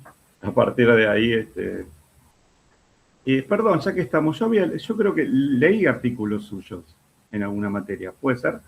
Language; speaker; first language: Spanish; native; Spanish